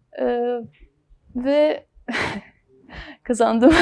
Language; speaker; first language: Turkish; non-native, learner; Arabic